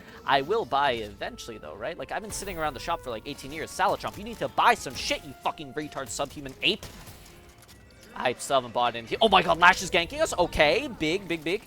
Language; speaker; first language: English; native; English